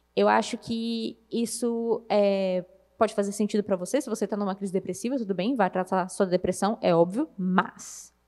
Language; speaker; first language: Portuguese; native; Portuguese